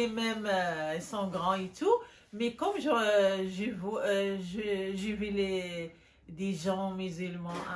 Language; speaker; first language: French; non-native, local second language; Arabic